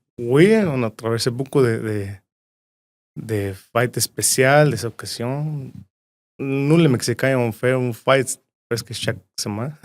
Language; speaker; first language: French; non-native, learner; Spanish